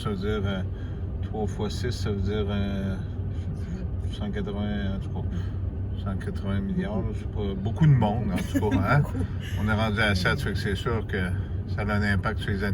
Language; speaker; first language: French; native; French